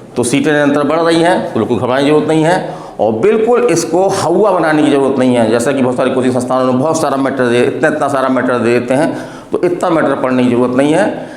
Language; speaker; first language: Hindi; native; Hindi